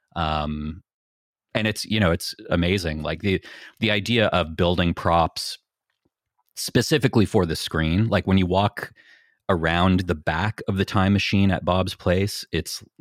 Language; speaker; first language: English; native; English